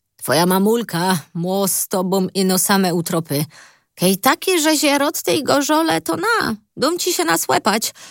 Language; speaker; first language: Polish; native; Polish